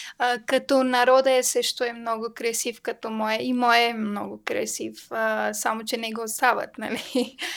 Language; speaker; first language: Bulgarian; non-native, learner; Persian